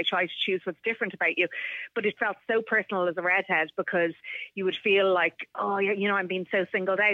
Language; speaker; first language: English; native; English